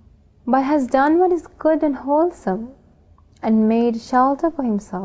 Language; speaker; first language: English; non-native, local second language; Sinhala